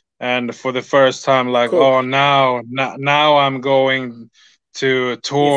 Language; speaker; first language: English; non-native, fluent; Swedish